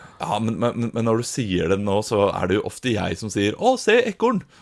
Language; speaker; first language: Norwegian; native; Norwegian